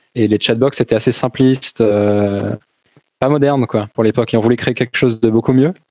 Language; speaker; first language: French; native; French